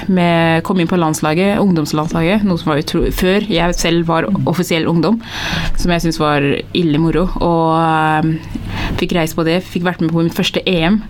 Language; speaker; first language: Norwegian; early bilingual, other home language; Tigrinya